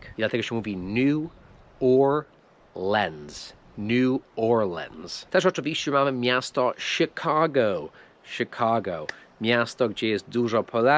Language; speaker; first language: Polish; non-native, fluent; English